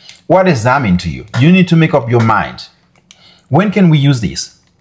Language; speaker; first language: English; non-native, fluent; Haitian Creole